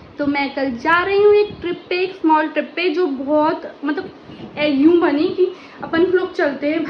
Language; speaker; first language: Hindi; native; Hindi